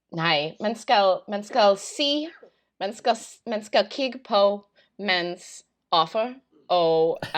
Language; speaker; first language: Danish; non-native, learner; English